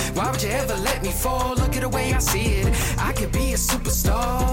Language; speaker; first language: Italian; native; Italian